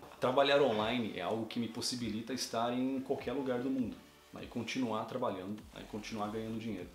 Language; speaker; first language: Portuguese; native; Portuguese